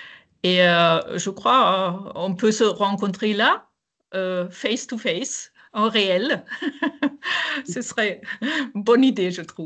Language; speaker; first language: French; non-native, fluent; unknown